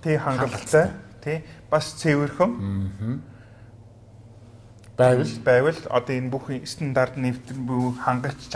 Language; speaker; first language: Mongolian; non-native, fluent; English